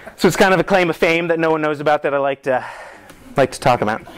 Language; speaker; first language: English; native; English